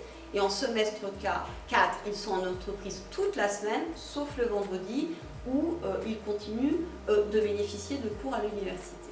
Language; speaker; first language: French; native; French